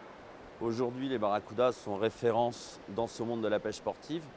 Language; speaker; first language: French; native; French